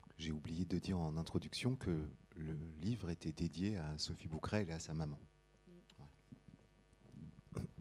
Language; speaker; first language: French; native; French